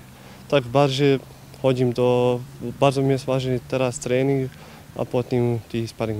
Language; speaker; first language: Polish; non-native, learner; Bosnian